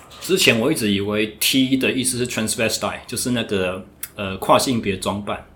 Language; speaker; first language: Chinese; native; Chinese